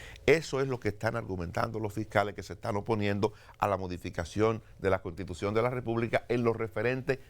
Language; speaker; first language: Spanish; native; Spanish